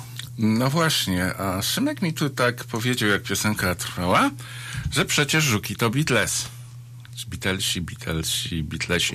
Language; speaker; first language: Polish; native; Polish